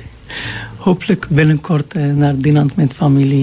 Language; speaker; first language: Dutch; non-native, learner; Arabic